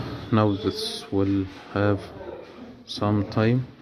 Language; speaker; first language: English; non-native, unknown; Arabic